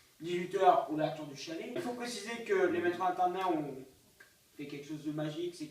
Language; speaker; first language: French; native; French